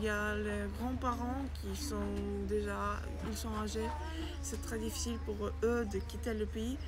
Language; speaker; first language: French; non-native, learner; Ukrainian